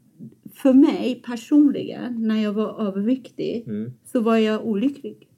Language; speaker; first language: Swedish; non-native, fluent; Persian